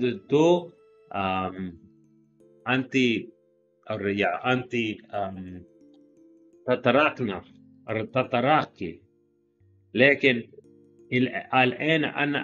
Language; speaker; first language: Arabic; non-native, learner; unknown